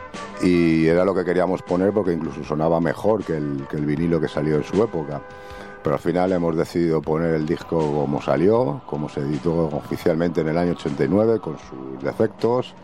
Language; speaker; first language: Spanish; native; Spanish